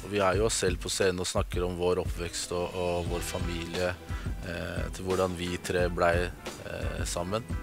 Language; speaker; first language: Norwegian; early bilingual, other home language; Spanish